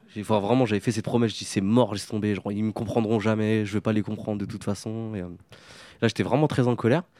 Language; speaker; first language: French; native; French